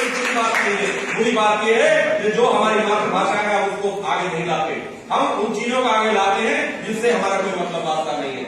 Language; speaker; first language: Hindi; native; Hindi